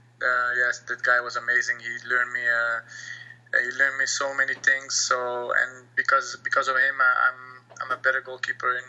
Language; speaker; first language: English; non-native, fluent; Dutch